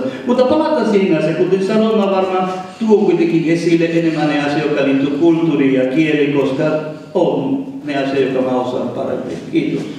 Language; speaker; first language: Finnish; non-native, fluent; Spanish